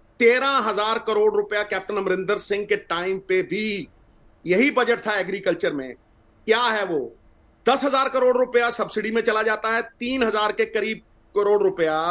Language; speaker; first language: Hindi; non-native, local second language; Punjabi